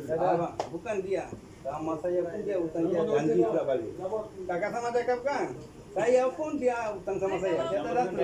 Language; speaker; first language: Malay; non-native, learner; Bangla